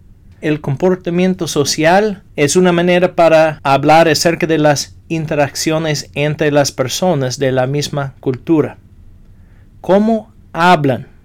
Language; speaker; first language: Spanish; non-native, fluent; English